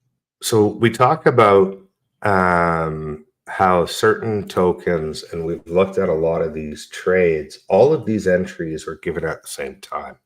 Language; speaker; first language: English; native; English